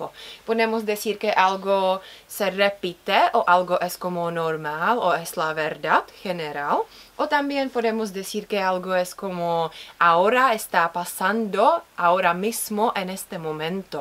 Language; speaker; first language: Spanish; non-native, fluent; Czech